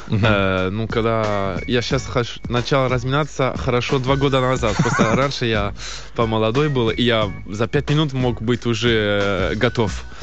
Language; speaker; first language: Russian; early bilingual, heritage; Russian